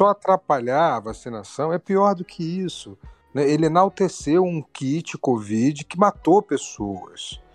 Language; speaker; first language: Portuguese; native; Portuguese